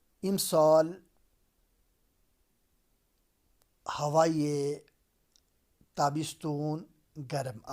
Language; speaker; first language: Persian; non-native, fluent; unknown